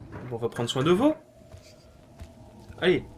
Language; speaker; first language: French; native; French